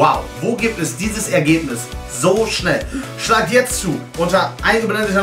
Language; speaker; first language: German; native; German